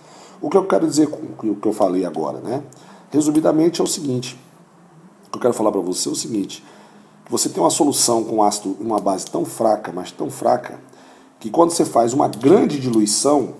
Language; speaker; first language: Portuguese; native; Portuguese